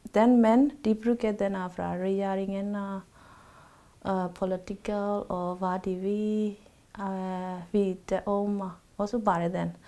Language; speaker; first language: Norwegian; non-native, learner; Burmese